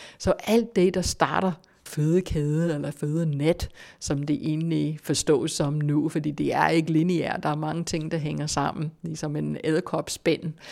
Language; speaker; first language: Danish; non-native, fluent; English